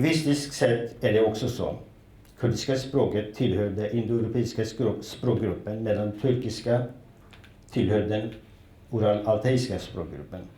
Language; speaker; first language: Swedish; non-native, fluent; Kurdish